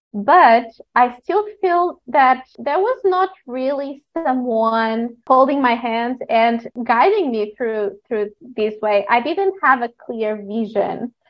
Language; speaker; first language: English; non-native, fluent; Portuguese